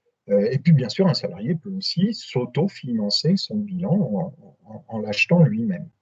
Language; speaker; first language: French; native; French